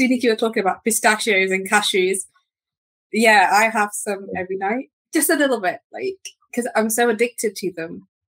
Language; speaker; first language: English; native; English